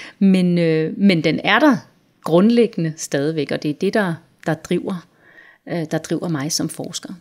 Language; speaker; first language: Danish; native; Danish